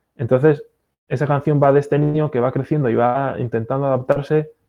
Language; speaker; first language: Spanish; native; Spanish